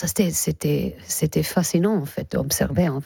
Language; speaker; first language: French; non-native, fluent; English